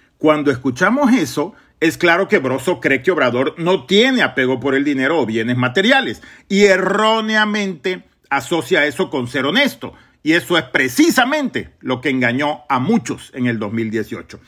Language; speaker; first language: Spanish; native; Spanish